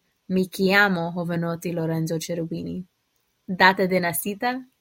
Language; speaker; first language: Italian; non-native, learner; English